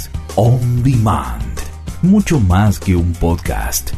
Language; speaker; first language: Spanish; native; Spanish